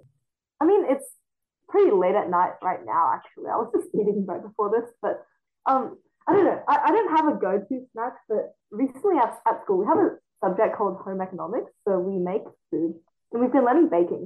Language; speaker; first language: English; non-native, fluent; Chinese